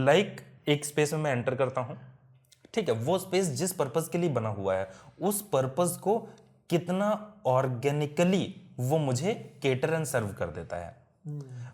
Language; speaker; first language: Hindi; native; Hindi